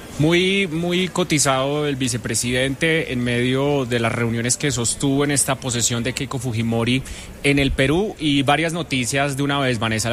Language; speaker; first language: Spanish; native; Spanish